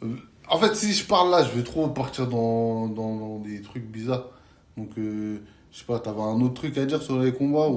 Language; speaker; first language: French; native; French